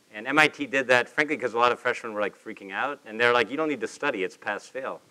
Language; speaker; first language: English; native; English